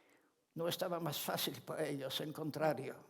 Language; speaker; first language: Spanish; non-native, fluent; Ladino